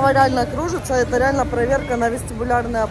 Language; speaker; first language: Russian; non-native, local second language; Ukrainian